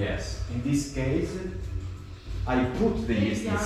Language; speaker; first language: English; non-native, learner; Italian